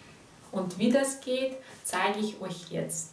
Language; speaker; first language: German; non-native, fluent; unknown